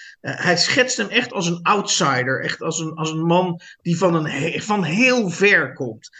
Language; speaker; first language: Dutch; native; Dutch